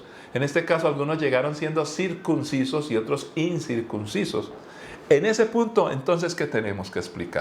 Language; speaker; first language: Spanish; native; Spanish